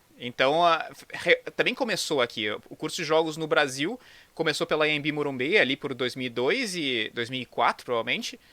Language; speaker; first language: Portuguese; native; Portuguese